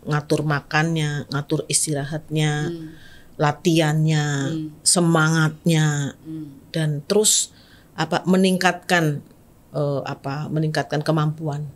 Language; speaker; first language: Indonesian; native; Indonesian